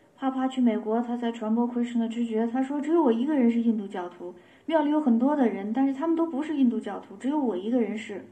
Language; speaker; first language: Chinese; native; Chinese